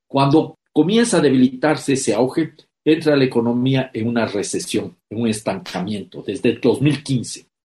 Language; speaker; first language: Spanish; native; Spanish